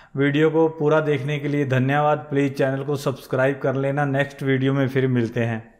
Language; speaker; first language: Hindi; non-native, local second language; Punjabi